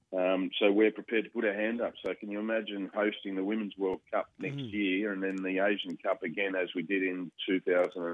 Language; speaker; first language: English; native; English